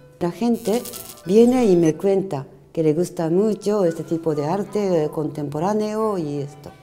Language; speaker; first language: Spanish; non-native, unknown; Japanese